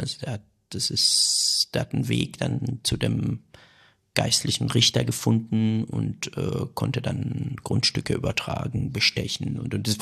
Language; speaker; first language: German; non-native, fluent; Persian